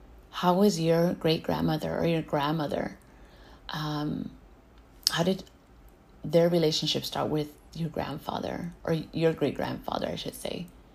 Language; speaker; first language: English; early bilingual, other home language; Spanish